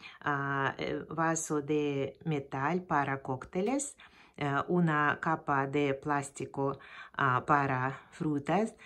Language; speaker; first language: Spanish; non-native, fluent; Russian